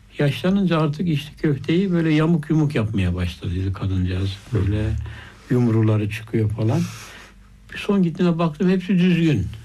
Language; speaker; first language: Turkish; native; Turkish